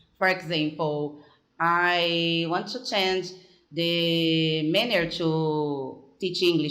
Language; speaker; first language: English; non-native, fluent; Portuguese